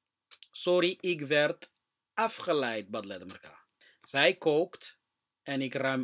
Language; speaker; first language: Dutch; non-native, fluent; Somali